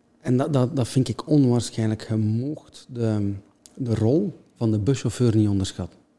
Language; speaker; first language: Dutch; native; Dutch